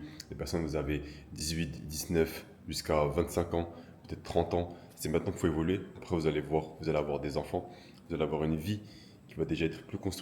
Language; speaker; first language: French; native; French